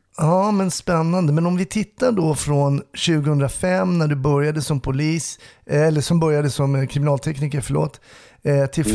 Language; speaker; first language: Swedish; native; Swedish